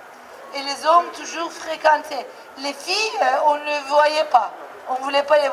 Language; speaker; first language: French; non-native, fluent; Turkish